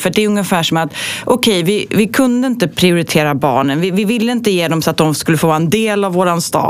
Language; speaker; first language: Swedish; native; Swedish